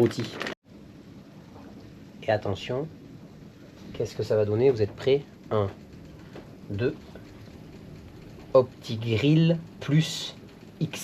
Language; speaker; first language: French; native; French